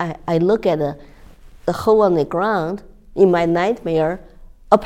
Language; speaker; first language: English; non-native, fluent; Chinese